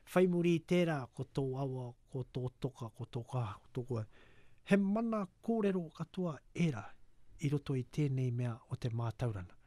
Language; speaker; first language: Māori; native; Māori